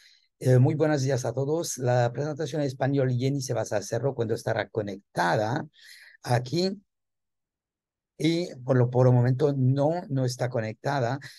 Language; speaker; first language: Spanish; non-native, learner; French